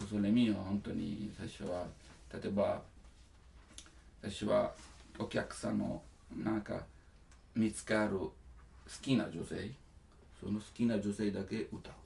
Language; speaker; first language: Japanese; non-native, learner; Italian